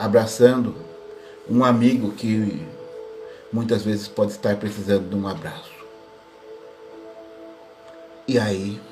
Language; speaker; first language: Portuguese; native; Portuguese